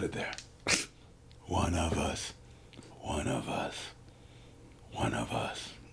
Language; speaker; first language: English; native; English